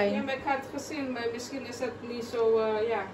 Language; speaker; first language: Dutch; non-native, local second language; Caribbean Hindustani